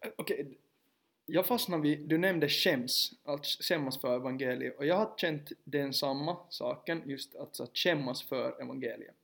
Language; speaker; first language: Swedish; native; Swedish